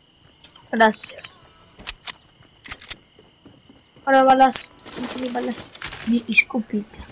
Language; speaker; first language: Spanish; early bilingual, heritage; Spanish